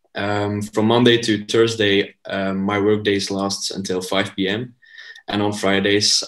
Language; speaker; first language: English; non-native, fluent; Dutch